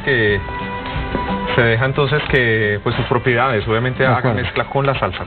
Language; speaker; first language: Spanish; native; Spanish